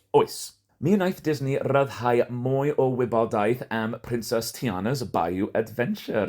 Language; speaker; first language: Welsh; non-native, learner; English